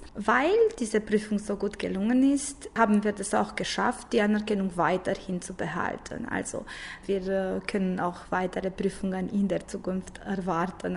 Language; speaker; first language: German; non-native, fluent; Romanian